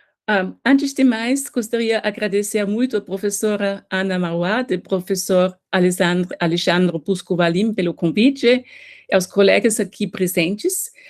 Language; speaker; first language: Portuguese; non-native, fluent; German